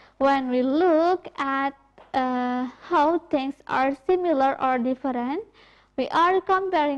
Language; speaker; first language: English; non-native, fluent; Indonesian